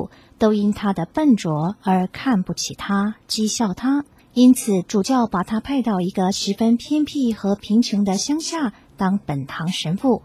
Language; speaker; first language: Chinese; native; Chinese